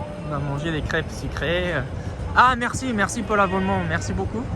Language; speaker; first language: French; non-native, fluent; Japanese